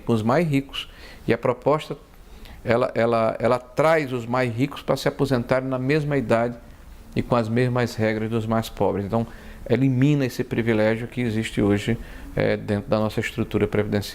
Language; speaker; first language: Portuguese; native; Portuguese